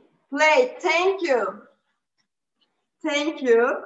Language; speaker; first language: English; non-native, fluent; Turkish